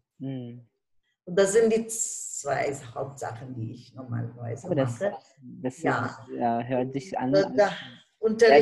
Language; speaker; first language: German; non-native, fluent; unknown